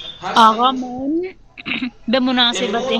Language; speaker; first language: Persian; non-native, learner; Urdu